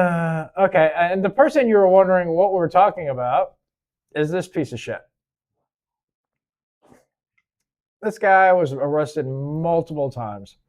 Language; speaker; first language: English; native; English